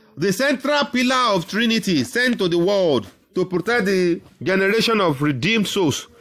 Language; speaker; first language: English; non-native, local second language; Yoruba